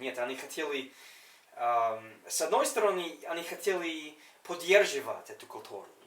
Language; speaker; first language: Russian; non-native, fluent; English